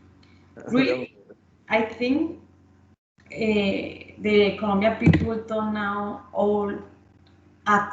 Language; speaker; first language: English; non-native, learner; Spanish